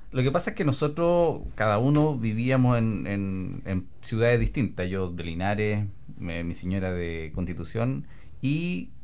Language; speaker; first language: Spanish; native; Spanish